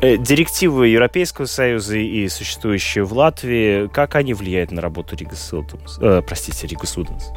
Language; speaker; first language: Russian; native; Russian